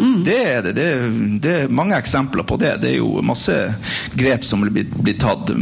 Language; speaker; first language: Norwegian; native; Norwegian